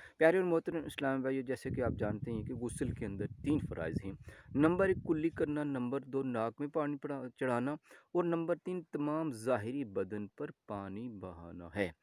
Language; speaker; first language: Urdu; non-native, local second language; Gujari